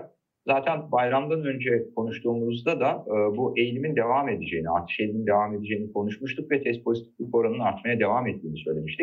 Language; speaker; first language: Turkish; native; Turkish